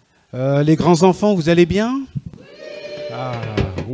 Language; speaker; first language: French; native; French